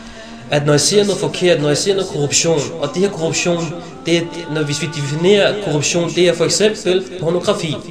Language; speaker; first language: Danish; early bilingual, other home language; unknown